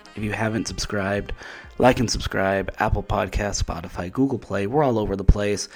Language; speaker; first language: English; native; English